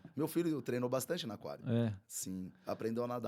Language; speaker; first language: Portuguese; native; Portuguese